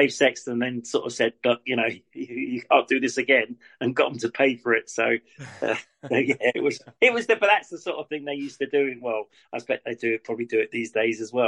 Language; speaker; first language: English; native; English